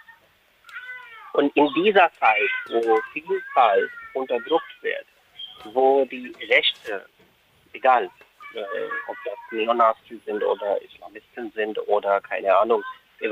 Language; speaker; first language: German; non-native, fluent; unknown